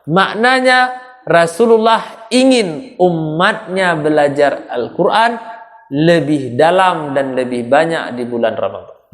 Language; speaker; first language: Malay; non-native, local second language; Achinese